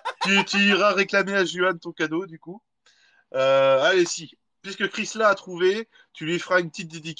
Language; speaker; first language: French; native; French